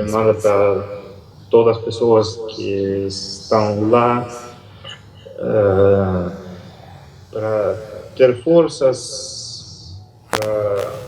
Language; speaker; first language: Portuguese; non-native, fluent; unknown